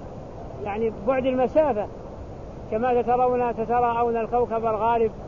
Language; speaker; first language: Arabic; native; Arabic